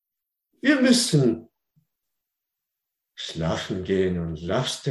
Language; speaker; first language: German; non-native, learner; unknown